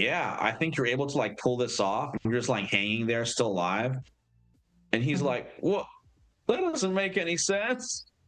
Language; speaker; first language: English; native; English